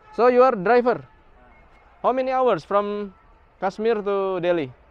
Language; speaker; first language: English; non-native, learner; Indonesian